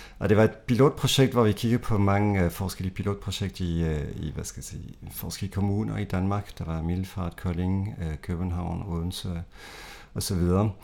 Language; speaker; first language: Danish; non-native, fluent; French